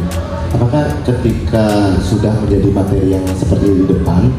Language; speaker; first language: Indonesian; native; Indonesian